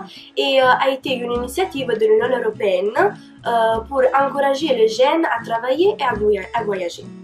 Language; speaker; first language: French; non-native, learner; Italian